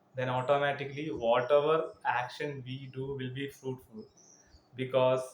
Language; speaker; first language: English; non-native, local second language; Malayalam